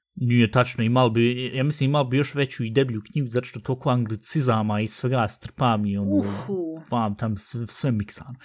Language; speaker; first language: Bosnian; early bilingual, heritage; Bosnian